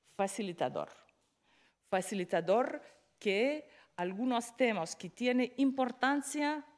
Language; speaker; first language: Spanish; non-native, fluent; Lithuanian